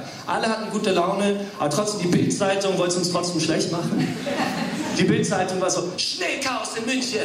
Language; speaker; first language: German; early bilingual, other home language; English